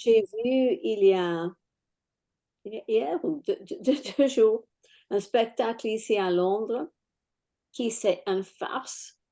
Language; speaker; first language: French; non-native, fluent; English